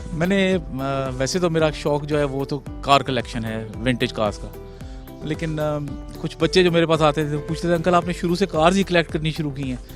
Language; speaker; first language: Urdu; non-native, local second language; Pahari-Potwari